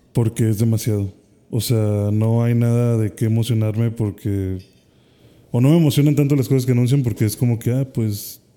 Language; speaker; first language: Spanish; native; Spanish